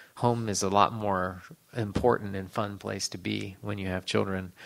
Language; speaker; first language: English; native; English